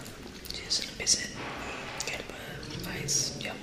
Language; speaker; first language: German; non-native, learner; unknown